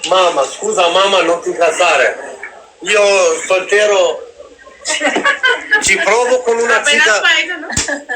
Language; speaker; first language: Italian; non-native, learner; Albanian